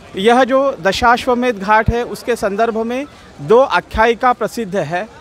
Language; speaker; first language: Hindi; non-native, local second language; Marathi